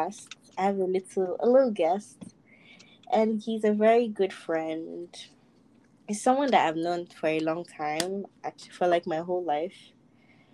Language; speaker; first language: English; non-native, local second language; Yoruba